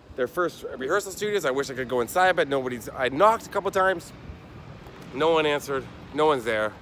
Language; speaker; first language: English; native; English